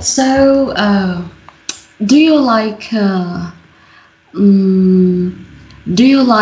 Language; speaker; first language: English; non-native, learner; Vietnamese